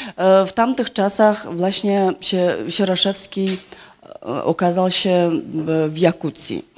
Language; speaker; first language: Polish; non-native, fluent; Yakut